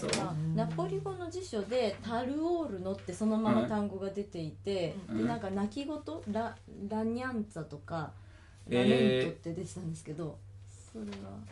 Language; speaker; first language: Japanese; native; Japanese